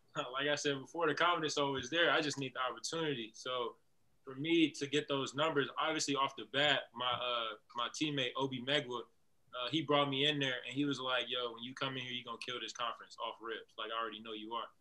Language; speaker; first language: English; native; English